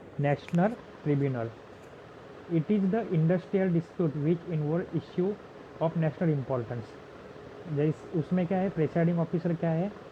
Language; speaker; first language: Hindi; non-native, local second language; Marathi